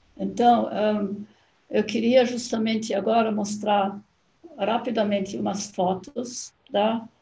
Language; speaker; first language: Portuguese; non-native, fluent; German